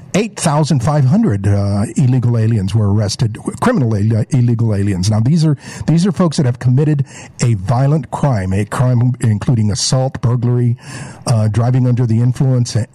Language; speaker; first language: English; native; English